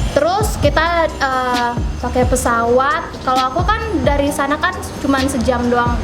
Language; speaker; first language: Indonesian; native; Indonesian